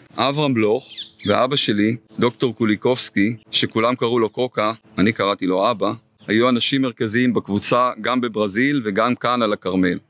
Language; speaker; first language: Hebrew; early bilingual, other home language; Portuguese